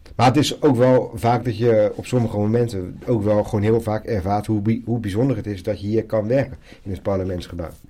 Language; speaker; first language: Dutch; native; Dutch